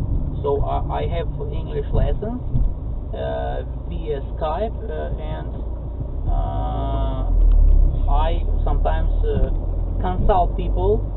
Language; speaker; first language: English; non-native, fluent; Russian